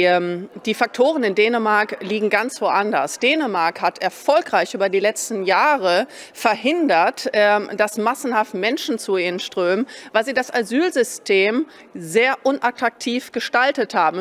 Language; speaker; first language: German; native; German